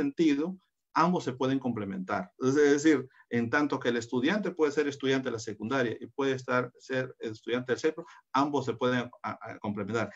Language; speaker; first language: Spanish; native; Spanish